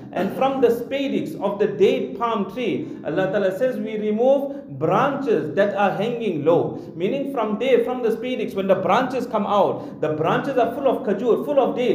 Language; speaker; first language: English; non-native, local second language; Urdu